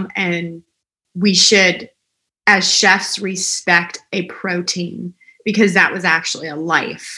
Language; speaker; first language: English; native; English